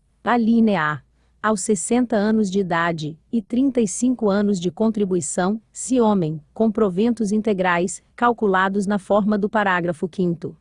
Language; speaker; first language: Portuguese; native; Portuguese